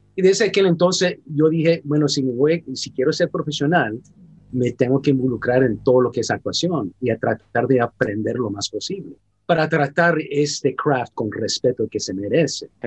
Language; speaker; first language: Spanish; early bilingual, heritage; Spanish